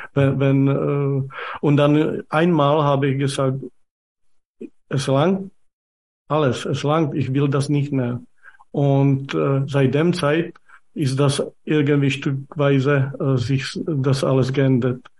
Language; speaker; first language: German; non-native, fluent; Czech